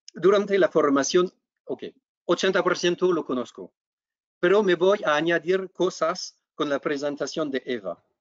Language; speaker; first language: Spanish; non-native, fluent; French